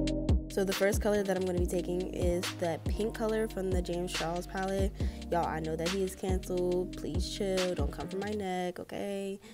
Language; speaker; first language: English; native; English